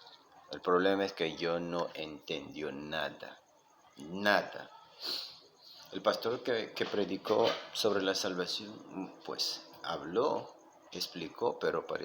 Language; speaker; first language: Spanish; non-native, local second language; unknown